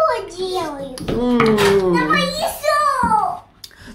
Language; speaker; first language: Russian; early bilingual, heritage; Russian